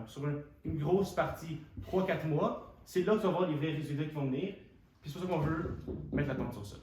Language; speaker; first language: French; native; French